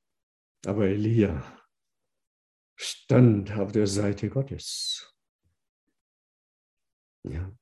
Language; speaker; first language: German; non-native, fluent; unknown